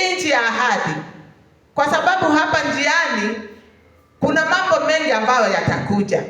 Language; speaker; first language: Swahili; non-native, local second language; Kikuyu